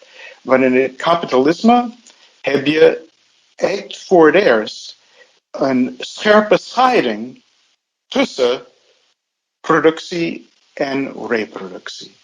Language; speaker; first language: Dutch; non-native, fluent; English